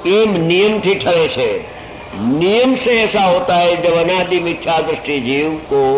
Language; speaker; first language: Hindi; non-native, local second language; Gujarati